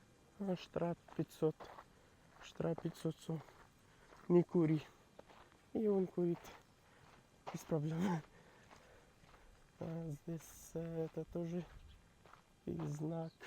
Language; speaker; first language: Russian; non-native, learner; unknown